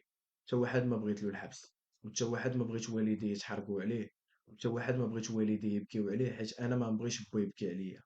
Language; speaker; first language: Arabic; native; Arabic